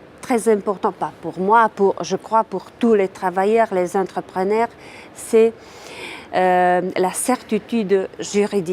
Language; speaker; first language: French; non-native, fluent; Czech